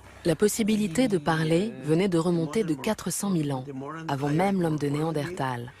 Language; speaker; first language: French; native; French